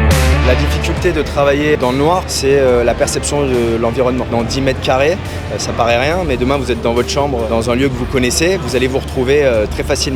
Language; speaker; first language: French; native; French